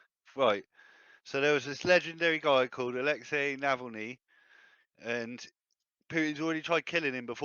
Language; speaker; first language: English; native; English